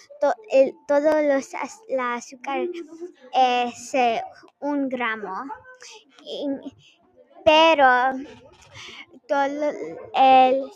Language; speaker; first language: Spanish; non-native, learner; English